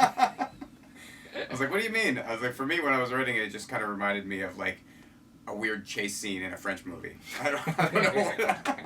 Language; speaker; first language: English; native; English